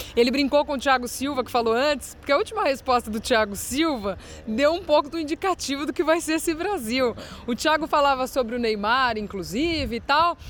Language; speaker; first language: Portuguese; native; Portuguese